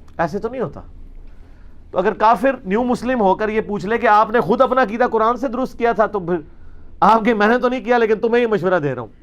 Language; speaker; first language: Urdu; non-native, local second language; Punjabi